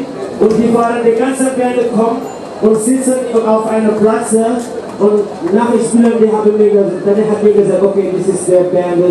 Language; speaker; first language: German; non-native, learner; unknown